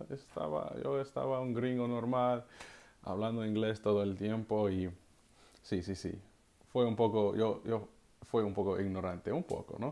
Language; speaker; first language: Spanish; non-native, learner; English